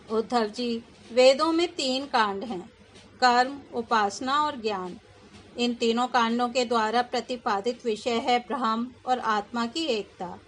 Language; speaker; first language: Hindi; native; Hindi